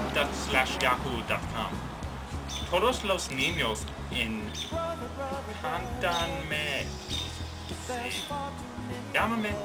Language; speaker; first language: Spanish; non-native, learner; English